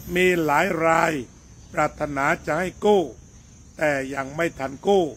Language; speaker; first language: Thai; native; Thai